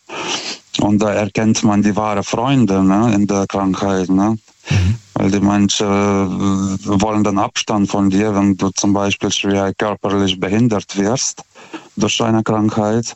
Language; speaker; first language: German; non-native, fluent; Lithuanian